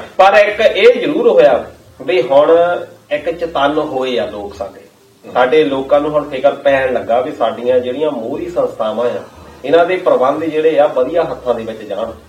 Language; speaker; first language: Punjabi; native; Punjabi